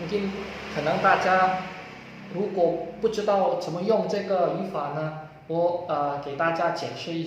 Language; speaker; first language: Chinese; non-native, fluent; Indonesian